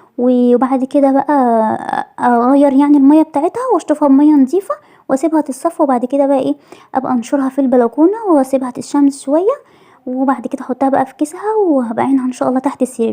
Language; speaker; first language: Arabic; native; Arabic